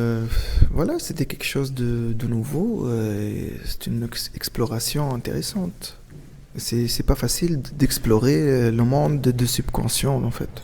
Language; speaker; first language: French; non-native, local second language; Arabic